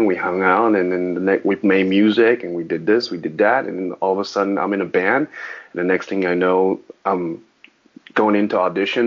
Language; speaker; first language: English; early bilingual, other home language; Chinese